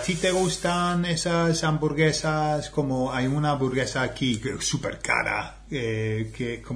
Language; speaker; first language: Spanish; non-native, fluent; English